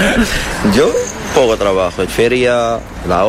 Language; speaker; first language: Spanish; non-native, learner; Arabic